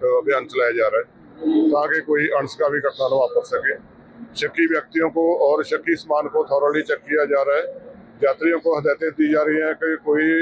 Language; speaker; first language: Hindi; non-native, local second language; Punjabi